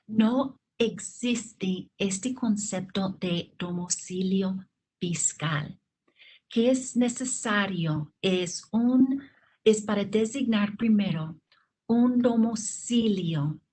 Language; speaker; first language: Spanish; non-native, fluent; English